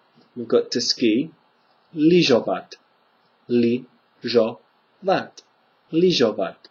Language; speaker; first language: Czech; non-native, fluent; English